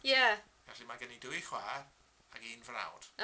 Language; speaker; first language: Welsh; non-native, learner; English